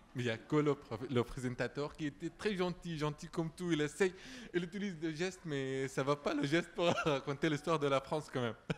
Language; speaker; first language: French; non-native, fluent; Arabic